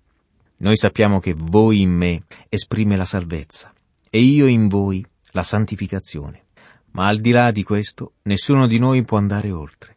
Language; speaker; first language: Italian; native; Italian